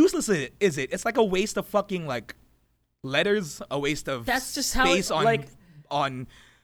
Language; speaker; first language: English; non-native, local second language; Filipino